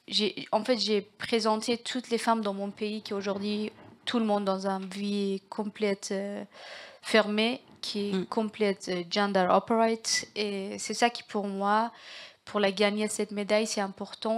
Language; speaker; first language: French; non-native, learner; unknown